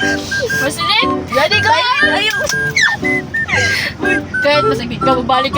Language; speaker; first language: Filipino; non-native, local second language; Cebuano